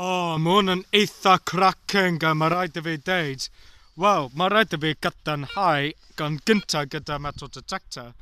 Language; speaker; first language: Welsh; non-native, local second language; English